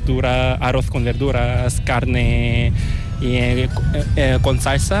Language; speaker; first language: Spanish; non-native, learner; Korean